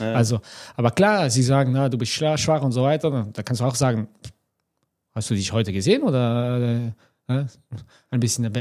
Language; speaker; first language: German; non-native, fluent; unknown